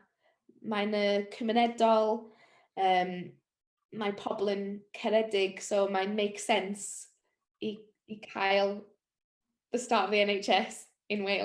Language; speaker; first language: Welsh; non-native, learner; English